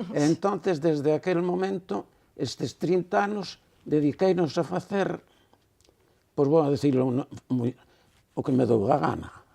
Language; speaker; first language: Galician; non-native, local second language; Spanish